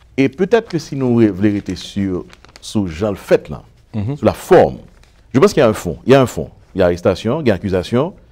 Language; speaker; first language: French; non-native, local second language; Haitian Creole